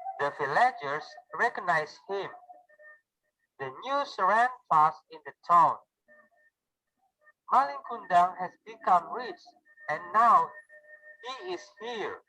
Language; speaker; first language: English; non-native, learner; Indonesian